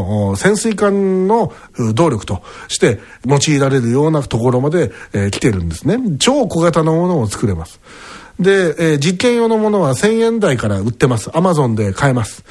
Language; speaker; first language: Japanese; native; Japanese